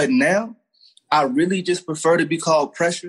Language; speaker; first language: English; native; English